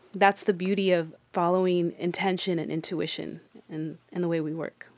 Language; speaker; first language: English; native; English